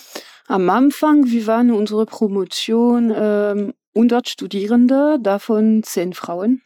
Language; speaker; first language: German; non-native, fluent; French